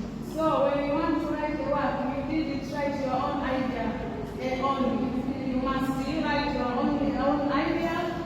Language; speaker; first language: English; non-native, local second language; Swahili